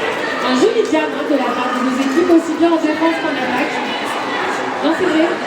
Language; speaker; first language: French; native; French